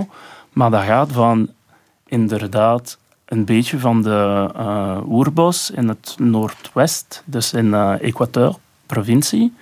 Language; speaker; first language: Dutch; non-native, local second language; French